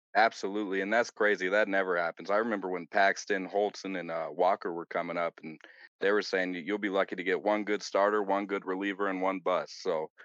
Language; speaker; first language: English; native; English